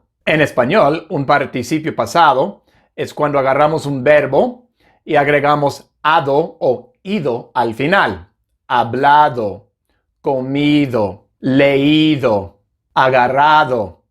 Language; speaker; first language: Spanish; non-native, fluent; English